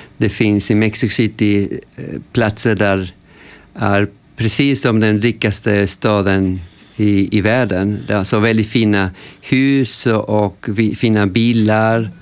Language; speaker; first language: Swedish; non-native, fluent; Spanish